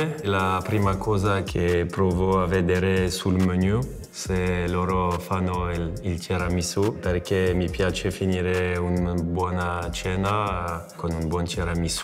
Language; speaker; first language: Italian; non-native, fluent; French